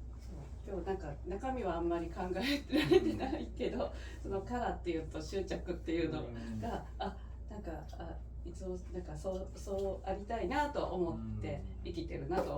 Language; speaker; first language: Japanese; native; Japanese